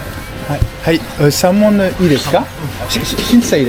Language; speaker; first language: Japanese; non-native, learner; French